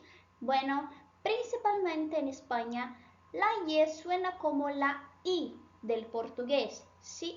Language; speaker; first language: Spanish; non-native, fluent; Portuguese